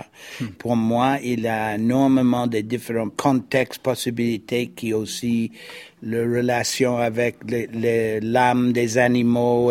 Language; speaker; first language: French; non-native, fluent; English